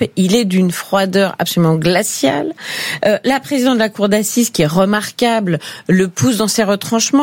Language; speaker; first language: French; native; French